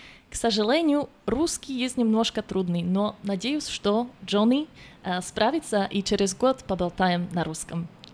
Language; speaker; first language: Russian; non-native, learner; Slovak